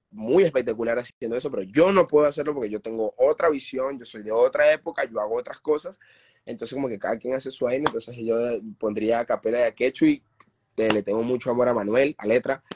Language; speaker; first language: Spanish; native; Spanish